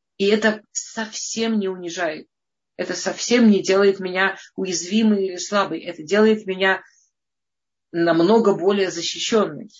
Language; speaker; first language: Russian; early bilingual, heritage; Russian